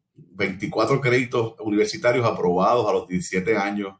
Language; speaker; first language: Spanish; native; Spanish